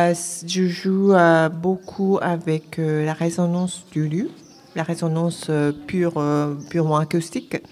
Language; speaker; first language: French; non-native, fluent; Japanese